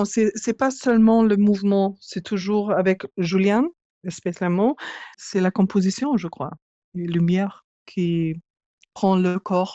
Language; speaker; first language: French; non-native, fluent; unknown